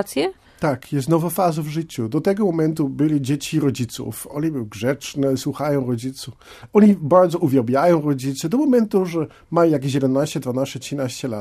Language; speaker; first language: Polish; non-native, fluent; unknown